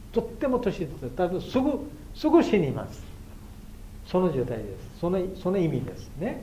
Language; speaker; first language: Japanese; non-native, fluent; Bangla